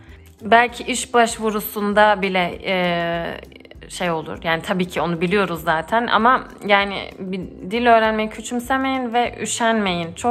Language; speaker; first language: Turkish; early bilingual, heritage; Turkish